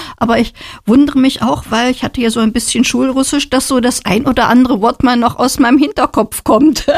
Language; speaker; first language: German; native; German